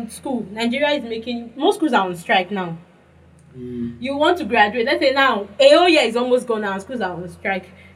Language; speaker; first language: English; non-native, local second language; Yoruba